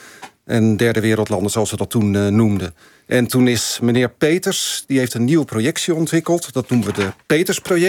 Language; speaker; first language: Dutch; native; Dutch